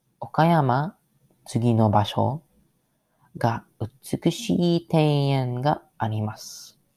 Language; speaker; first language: Japanese; non-native, learner; English